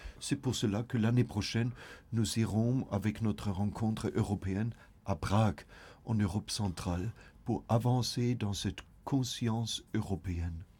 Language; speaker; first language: French; non-native, fluent; German